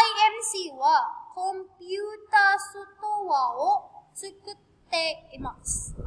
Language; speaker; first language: Japanese; non-native, fluent; Filipino